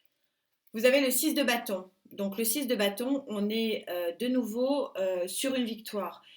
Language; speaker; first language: French; native; French